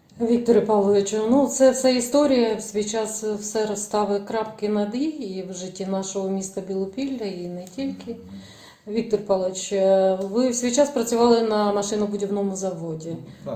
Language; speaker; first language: Ukrainian; native; Ukrainian